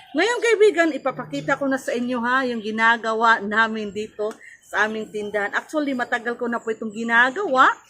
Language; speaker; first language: Filipino; native; Filipino